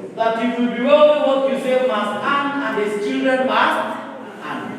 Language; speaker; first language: English; non-native, local second language; Swahili